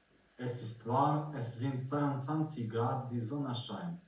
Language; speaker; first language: German; non-native, learner; Croatian